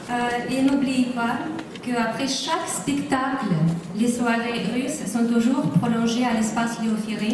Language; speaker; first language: French; non-native, fluent; Russian